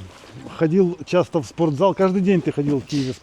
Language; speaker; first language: Russian; native; Russian